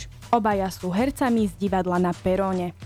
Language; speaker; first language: Slovak; native; Slovak